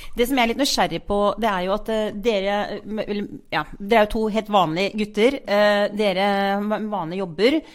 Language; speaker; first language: Norwegian; native; Norwegian